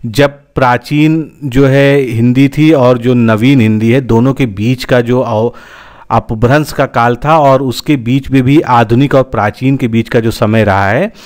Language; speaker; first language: Hindi; native; Hindi